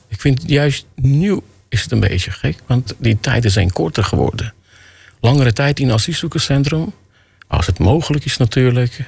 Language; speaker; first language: Dutch; non-native, fluent; Armenian